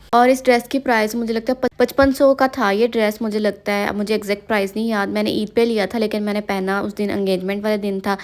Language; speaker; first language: Urdu; non-native, local second language; Punjabi